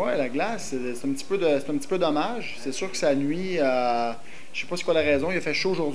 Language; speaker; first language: French; native; French